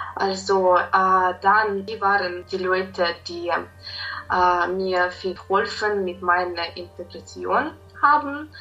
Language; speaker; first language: German; non-native, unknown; Ukrainian